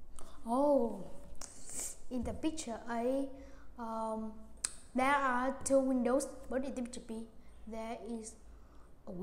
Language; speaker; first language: English; non-native, learner; Vietnamese